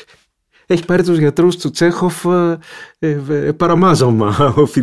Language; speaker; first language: Greek; native; Greek